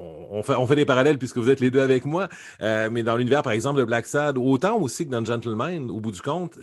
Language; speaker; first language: French; native; French